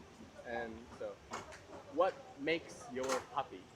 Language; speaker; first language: English; non-native, learner; Japanese